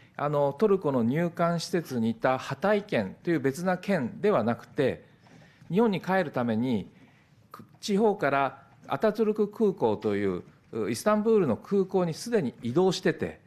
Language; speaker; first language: Japanese; native; Japanese